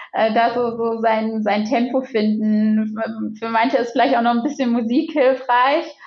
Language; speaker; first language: German; native; German